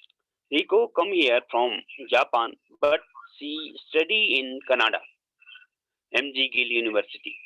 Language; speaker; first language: English; non-native, learner; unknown